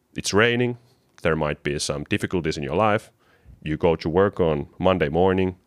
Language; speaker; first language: English; non-native, fluent; Finnish